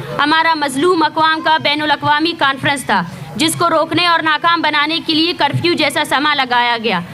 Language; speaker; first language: Urdu; non-native, local second language; Baluchi